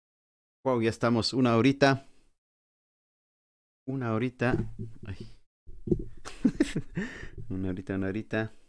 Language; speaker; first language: Spanish; native; Spanish